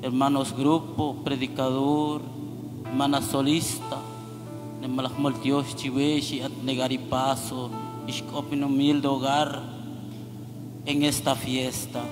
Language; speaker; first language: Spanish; non-native, local second language; Kʼicheʼ